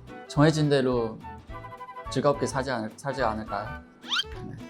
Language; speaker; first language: Korean; non-native, fluent; Chinese